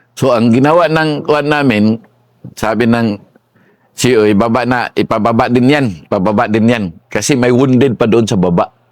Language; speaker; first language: Filipino; non-native, local second language; Cebuano